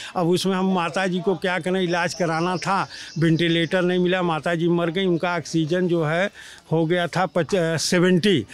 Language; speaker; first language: Hindi; native; Hindi